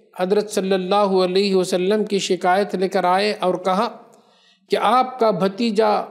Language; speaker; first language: Urdu; native; Urdu